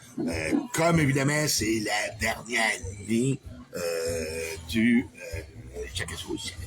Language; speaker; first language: French; native; French